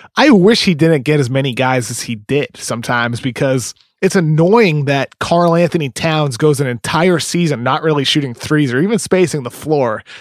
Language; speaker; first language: English; native; English